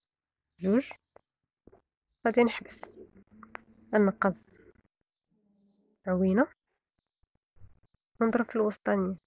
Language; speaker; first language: Arabic; native; Arabic